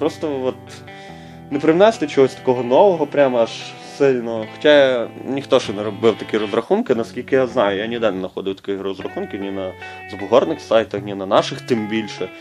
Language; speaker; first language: Ukrainian; non-native, local second language; Russian